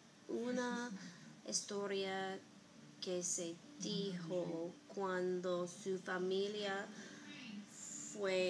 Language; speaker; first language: Spanish; non-native, learner; English